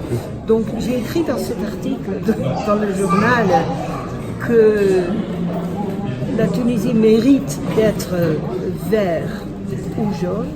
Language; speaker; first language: French; non-native, fluent; Dutch